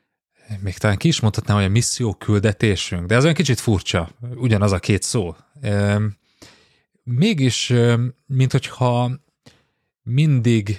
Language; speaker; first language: Hungarian; native; Hungarian